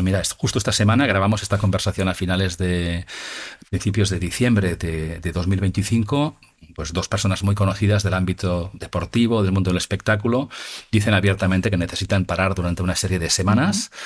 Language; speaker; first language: Spanish; native; Spanish